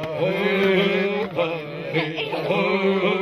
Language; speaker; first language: Spanish; native; Spanish